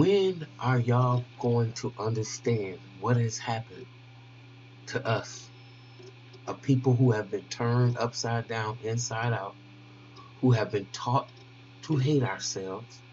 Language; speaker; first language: English; native; English